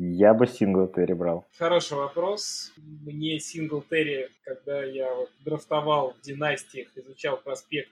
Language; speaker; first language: Russian; native; Russian